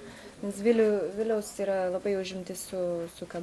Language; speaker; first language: Lithuanian; non-native, learner; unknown